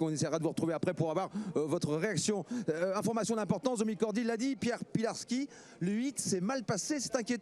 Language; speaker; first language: French; native; French